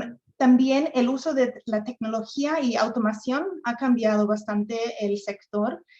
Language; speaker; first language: Spanish; non-native, fluent; English